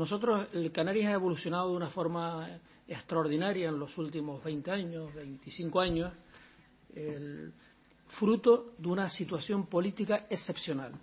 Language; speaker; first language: Spanish; native; Spanish